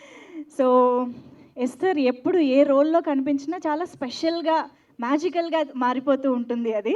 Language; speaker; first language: Telugu; native; Telugu